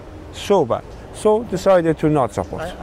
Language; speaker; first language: English; non-native, learner; Persian